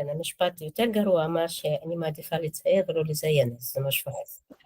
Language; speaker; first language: Hebrew; non-native, fluent; Russian